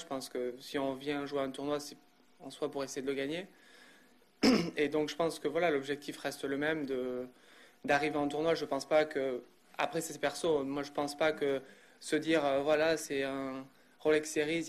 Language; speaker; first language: French; native; French